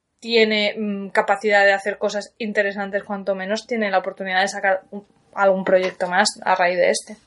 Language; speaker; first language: Spanish; native; Spanish